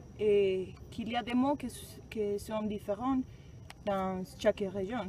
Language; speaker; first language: French; non-native, learner; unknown